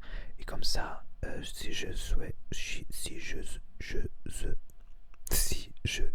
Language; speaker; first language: French; non-native, learner; Spanish